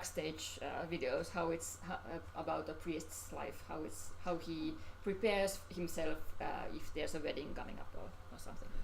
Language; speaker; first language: English; non-native, fluent; Finnish